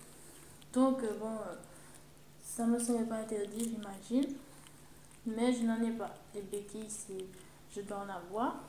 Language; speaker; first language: French; native; French